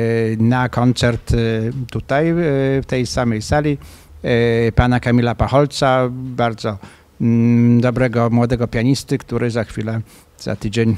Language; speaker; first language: Polish; native; Polish